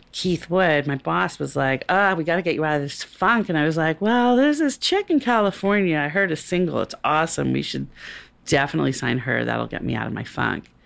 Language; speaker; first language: English; native; English